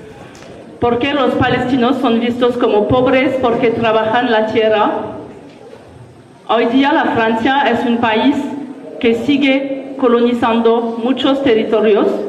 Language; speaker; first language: Spanish; non-native, learner; French